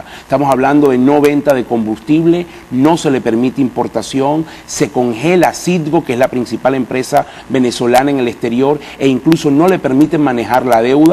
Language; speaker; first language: Spanish; native; Spanish